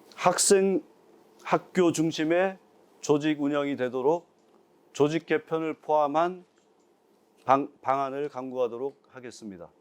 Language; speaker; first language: Korean; native; Korean